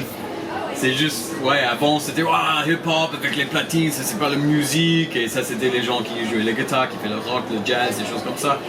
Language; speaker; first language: French; non-native, fluent; English